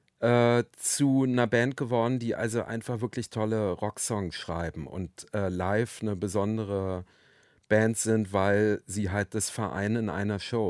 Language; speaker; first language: German; native; German